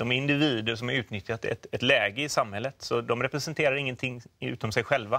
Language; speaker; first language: Swedish; native; Swedish